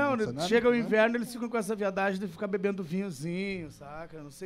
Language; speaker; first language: Portuguese; native; Portuguese